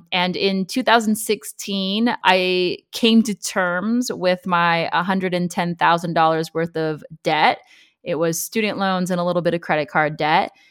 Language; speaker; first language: English; native; English